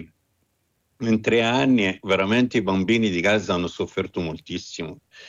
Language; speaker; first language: Italian; non-native, fluent; Arabic